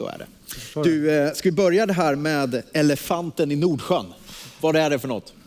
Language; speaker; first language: Swedish; native; Swedish